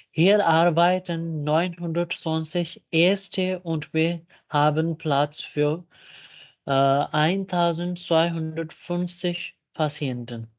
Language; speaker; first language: German; non-native, fluent; Urdu